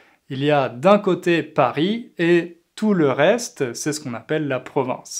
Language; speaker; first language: French; native; French